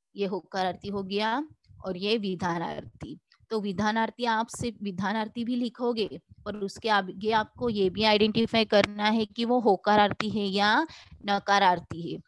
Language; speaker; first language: Hindi; non-native, local second language; Marathi